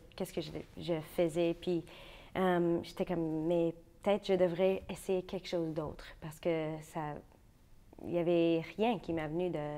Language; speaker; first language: French; non-native, fluent; English